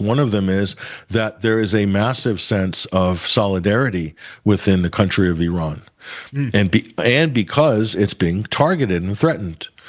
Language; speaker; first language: English; native; English